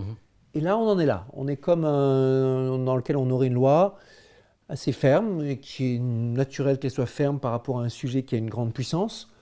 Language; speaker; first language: French; native; French